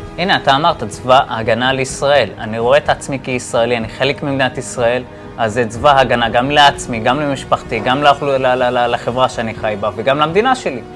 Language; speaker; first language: Hebrew; non-native, local second language; Arabic